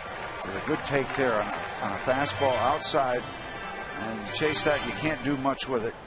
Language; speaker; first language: English; native; English